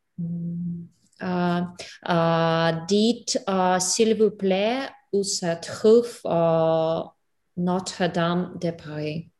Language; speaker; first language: French; non-native, learner; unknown